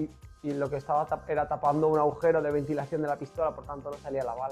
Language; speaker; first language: Spanish; native; Spanish